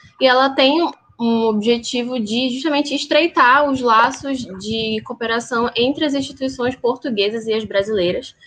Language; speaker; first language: Portuguese; native; Portuguese